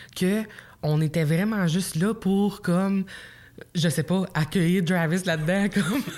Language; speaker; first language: French; native; French